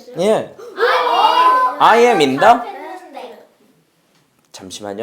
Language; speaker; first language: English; non-native, fluent; Korean